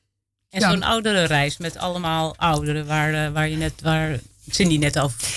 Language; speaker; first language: Dutch; native; Dutch